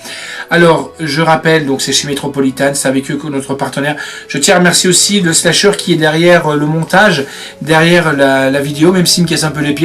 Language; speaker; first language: French; native; French